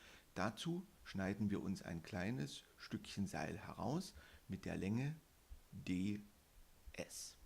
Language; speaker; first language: German; native; German